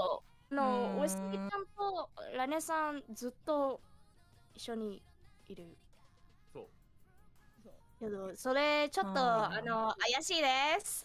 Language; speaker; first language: Japanese; non-native, learner; English